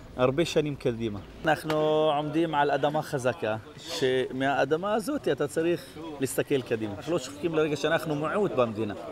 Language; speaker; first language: Hebrew; non-native, local second language; Arabic